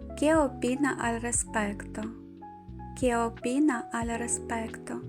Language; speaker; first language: Spanish; non-native, fluent; Ukrainian